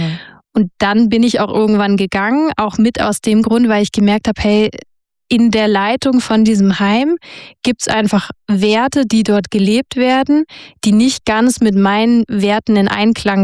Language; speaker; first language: German; native; German